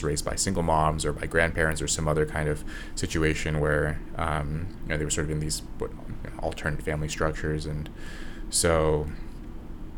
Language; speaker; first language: English; native; English